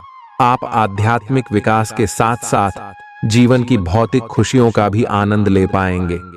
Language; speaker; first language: Hindi; native; Hindi